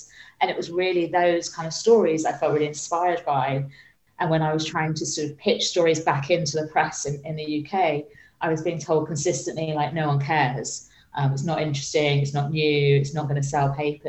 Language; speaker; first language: English; native; English